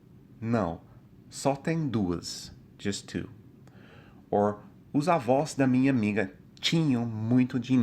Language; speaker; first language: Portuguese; non-native, fluent; English